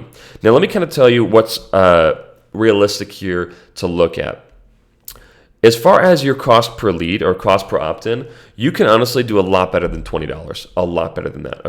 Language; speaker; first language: English; native; English